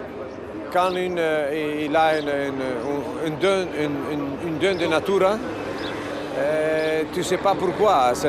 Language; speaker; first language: French; non-native, learner; Italian